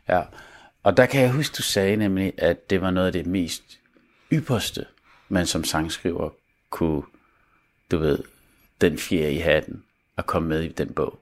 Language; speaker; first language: Danish; early bilingual, other home language; Arabic